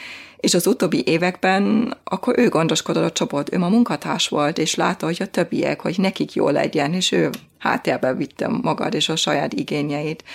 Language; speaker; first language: Hungarian; non-native, fluent; German